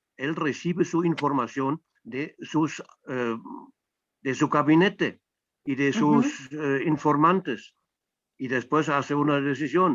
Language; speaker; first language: Spanish; non-native, fluent; German